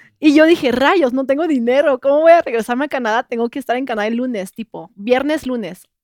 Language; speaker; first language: Spanish; non-native, fluent; French